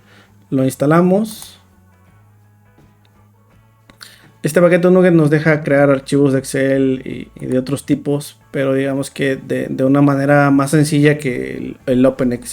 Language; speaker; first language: Spanish; native; Spanish